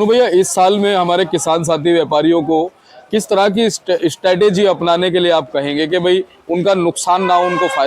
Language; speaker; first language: Hindi; native; Hindi